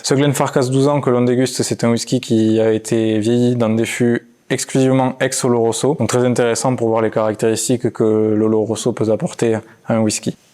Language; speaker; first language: French; native; French